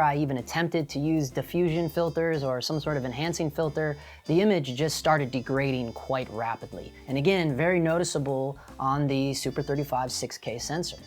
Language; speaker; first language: English; native; English